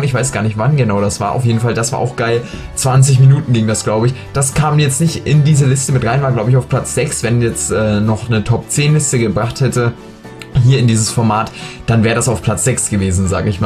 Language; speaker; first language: German; native; German